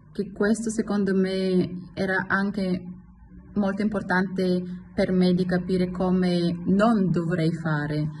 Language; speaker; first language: Italian; non-native, fluent; Bulgarian